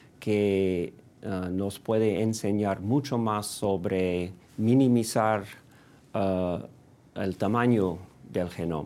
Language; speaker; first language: Spanish; non-native, fluent; English